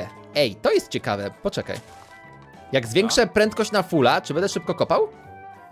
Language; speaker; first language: Polish; native; Polish